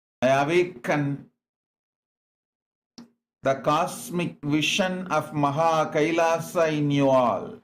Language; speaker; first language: English; non-native, local second language; Tamil